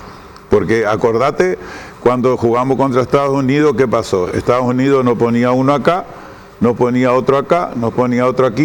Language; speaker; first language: Spanish; native; Spanish